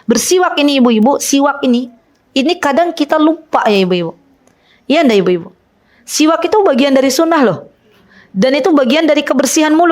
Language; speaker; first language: Indonesian; native; Indonesian